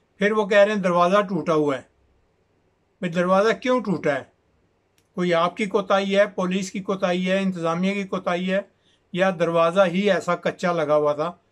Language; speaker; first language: Urdu; native; Urdu